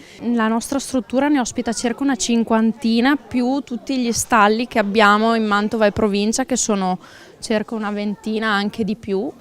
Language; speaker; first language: Italian; native; Italian